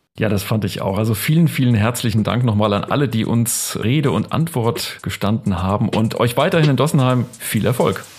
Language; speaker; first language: German; native; German